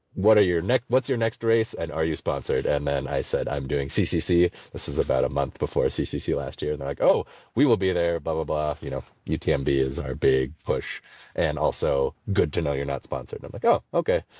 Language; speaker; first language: English; native; English